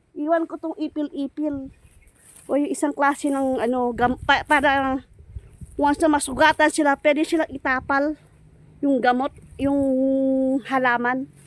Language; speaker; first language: Filipino; non-native, local second language; Cebuano